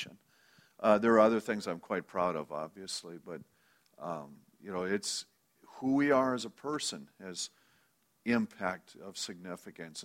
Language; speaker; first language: English; native; English